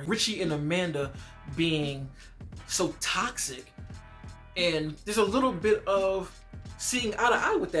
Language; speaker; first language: English; native; English